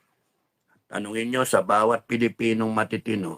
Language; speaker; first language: Filipino; native; Filipino